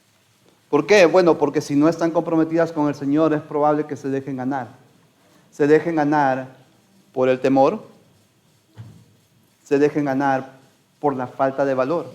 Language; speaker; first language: Spanish; native; Spanish